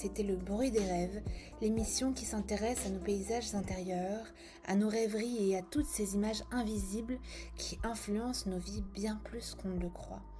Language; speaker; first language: French; native; French